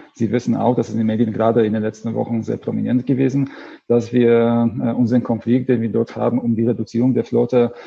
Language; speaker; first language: German; non-native, fluent; Polish